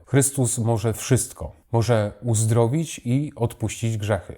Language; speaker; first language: Polish; native; Polish